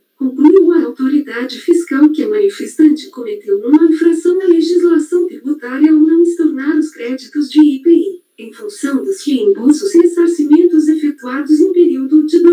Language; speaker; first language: Portuguese; native; Portuguese